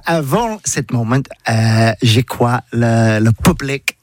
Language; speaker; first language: French; non-native, learner; English